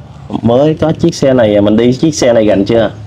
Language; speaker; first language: Vietnamese; native; Vietnamese